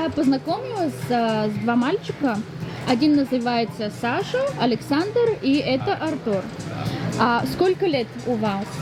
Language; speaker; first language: Russian; non-native, learner; Bulgarian